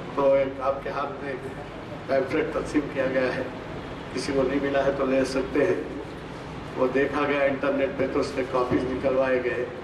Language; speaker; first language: Urdu; native; Urdu